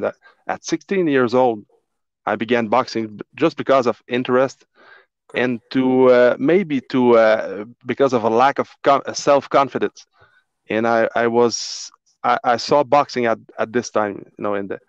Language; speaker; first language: English; native; English